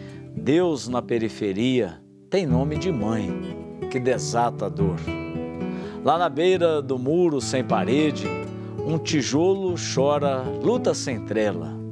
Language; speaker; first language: Portuguese; native; Portuguese